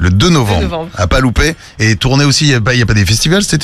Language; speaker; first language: French; native; French